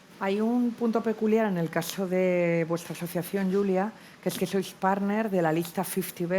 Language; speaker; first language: Spanish; native; Spanish